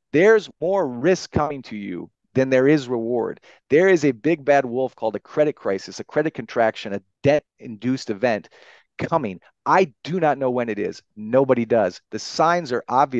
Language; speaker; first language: English; native; English